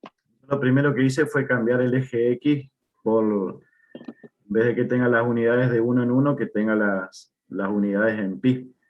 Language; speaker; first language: Spanish; native; Spanish